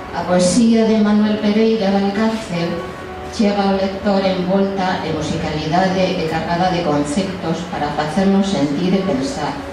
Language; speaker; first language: Galician; non-native, fluent; Spanish